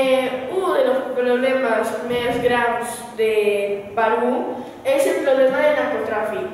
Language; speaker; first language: Catalan; non-native, learner; Spanish